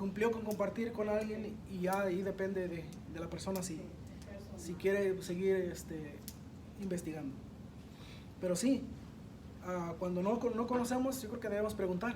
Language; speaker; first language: Spanish; native; Spanish